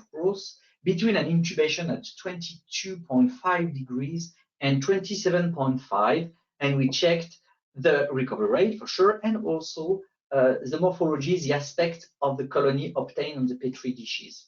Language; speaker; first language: English; non-native, fluent; French